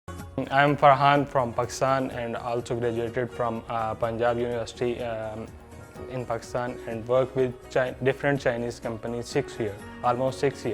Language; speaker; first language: English; non-native, learner; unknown